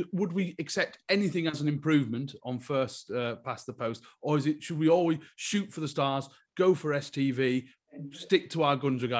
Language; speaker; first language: English; native; English